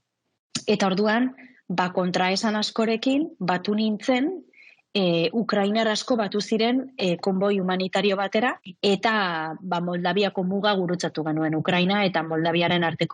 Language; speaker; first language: Basque; native; Basque